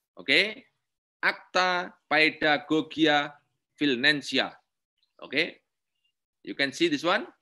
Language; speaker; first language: English; non-native, learner; Indonesian